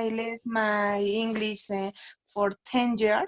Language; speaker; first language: English; non-native, learner; Spanish